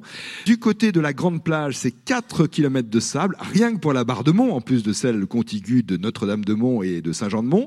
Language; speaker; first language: French; native; French